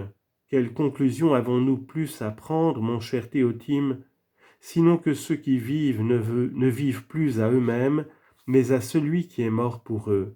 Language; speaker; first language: French; native; French